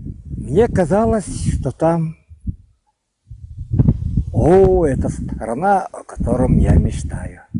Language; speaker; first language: Russian; non-native, local second language; Yakut